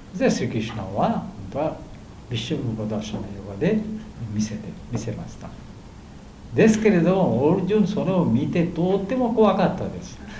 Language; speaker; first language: Japanese; non-native, learner; Bangla